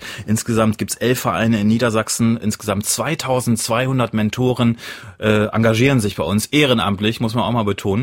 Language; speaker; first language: German; native; German